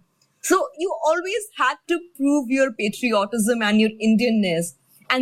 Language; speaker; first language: English; non-native, local second language; Urdu